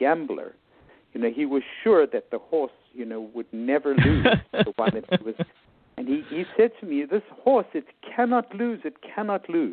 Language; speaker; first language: English; native; English